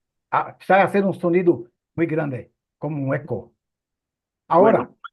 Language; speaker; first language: Spanish; non-native, fluent; Portuguese